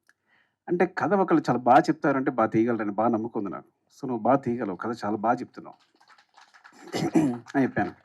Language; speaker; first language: Telugu; native; Telugu